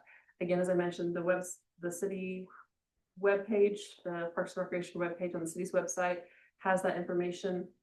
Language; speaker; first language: English; native; English